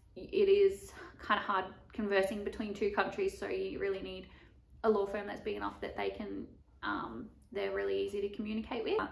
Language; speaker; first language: English; native; English